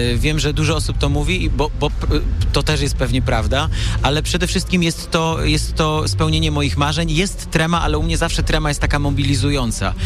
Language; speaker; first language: Polish; early bilingual, other home language; Armenian